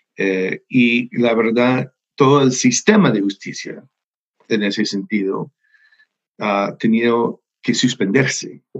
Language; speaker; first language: Spanish; non-native, fluent; English